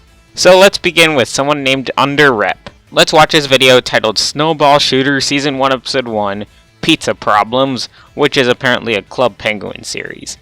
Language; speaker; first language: English; native; English